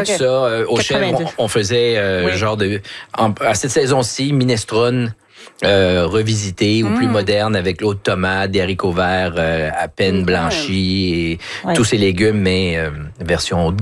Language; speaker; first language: French; native; French